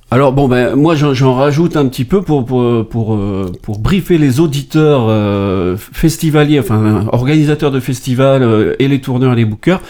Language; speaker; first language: French; native; French